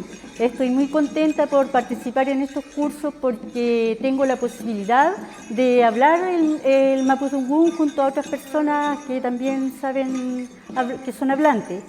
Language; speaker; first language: Spanish; non-native, local second language; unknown